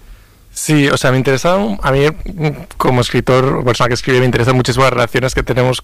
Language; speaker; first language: Spanish; native; Spanish